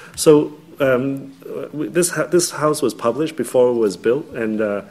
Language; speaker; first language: English; non-native, local second language; Cantonese